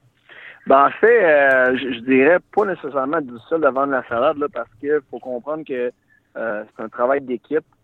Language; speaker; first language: French; native; French